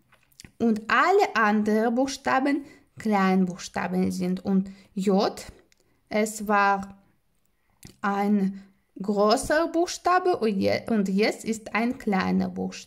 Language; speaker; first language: German; non-native, fluent; Russian